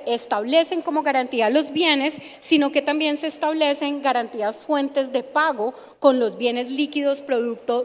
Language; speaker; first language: Spanish; native; Spanish